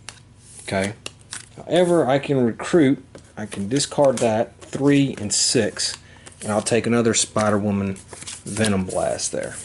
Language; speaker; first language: English; native; English